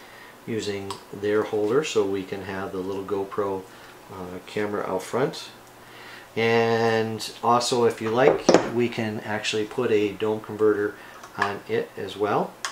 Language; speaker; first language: English; native; English